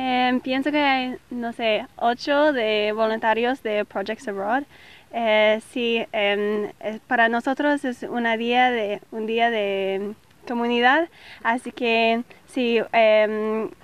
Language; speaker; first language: Spanish; non-native, learner; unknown